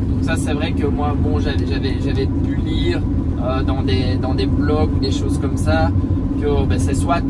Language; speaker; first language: French; native; French